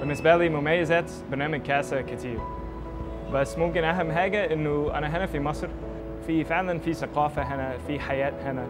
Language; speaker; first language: Arabic; non-native, fluent; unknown